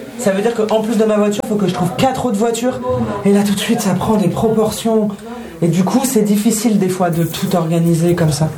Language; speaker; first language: French; native; French